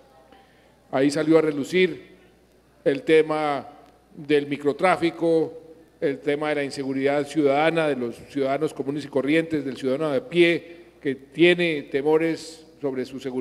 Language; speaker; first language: Spanish; native; Spanish